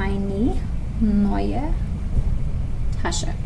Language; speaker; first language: German; non-native, fluent; English